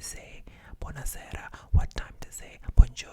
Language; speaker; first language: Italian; non-native, learner; English